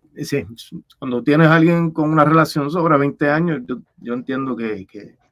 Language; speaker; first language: Spanish; native; Spanish